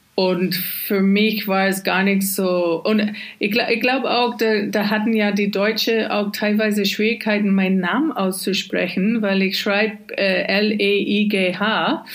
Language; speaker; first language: German; non-native, fluent; English